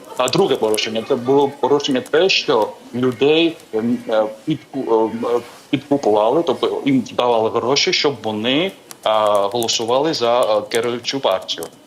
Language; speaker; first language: Ukrainian; non-native, fluent; Georgian